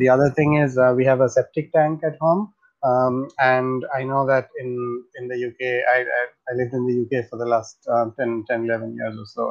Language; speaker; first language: English; non-native, local second language; Bangla